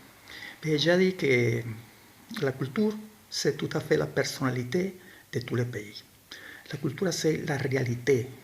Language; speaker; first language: French; non-native, learner; Spanish